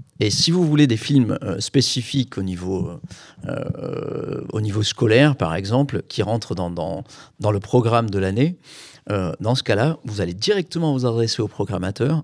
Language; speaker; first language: French; native; French